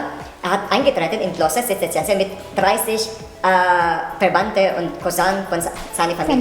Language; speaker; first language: German; non-native, learner; Filipino